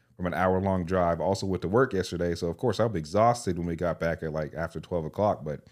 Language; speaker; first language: English; native; English